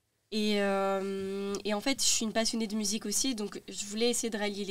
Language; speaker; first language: French; native; French